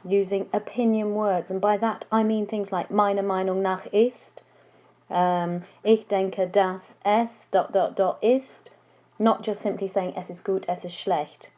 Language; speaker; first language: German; non-native, fluent; English